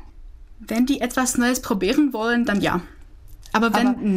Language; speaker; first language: German; non-native, fluent; Czech